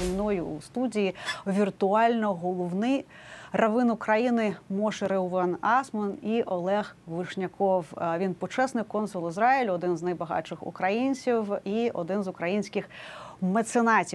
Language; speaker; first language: Ukrainian; native; Ukrainian